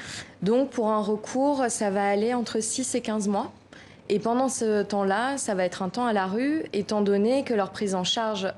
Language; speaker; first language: French; native; French